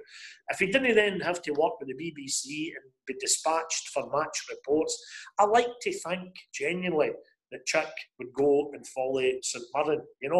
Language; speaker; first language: English; native; English